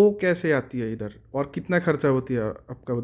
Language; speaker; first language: Hindi; non-native, learner; Bangla